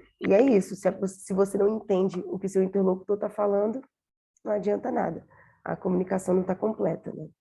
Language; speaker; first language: Portuguese; native; Portuguese